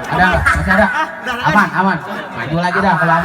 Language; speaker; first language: Indonesian; native; Indonesian